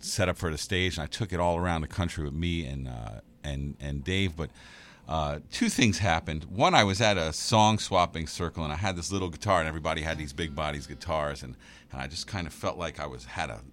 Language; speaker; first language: English; native; English